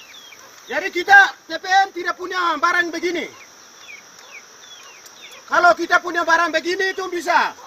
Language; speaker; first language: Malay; non-native, local second language; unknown